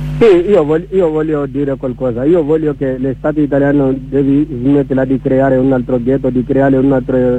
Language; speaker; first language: Italian; non-native, learner; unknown